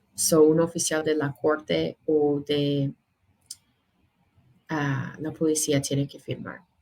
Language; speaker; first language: Spanish; non-native, fluent; English